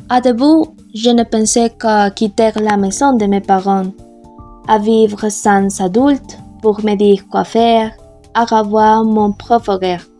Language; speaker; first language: French; non-native, learner; Spanish